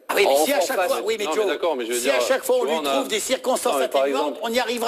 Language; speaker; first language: French; native; French